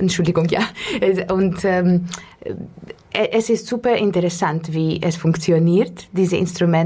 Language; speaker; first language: German; non-native, learner; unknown